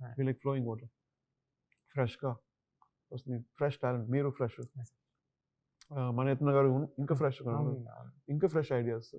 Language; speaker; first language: Telugu; non-native, learner; Tamil